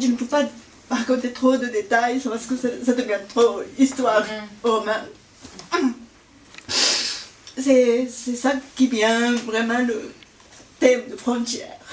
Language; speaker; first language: French; non-native, fluent; Japanese